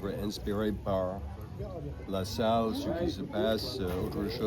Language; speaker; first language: French; non-native, fluent; English